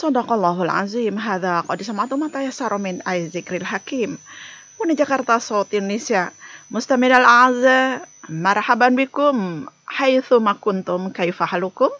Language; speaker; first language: Arabic; non-native, fluent; Indonesian